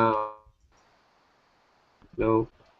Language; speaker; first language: English; non-native, learner; Spanish